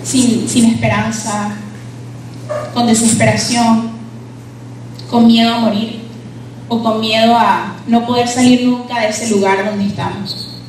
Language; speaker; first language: Spanish; native; Spanish